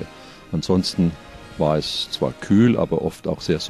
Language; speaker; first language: German; native; German